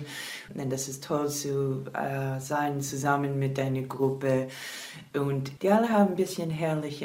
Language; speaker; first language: German; non-native, learner; English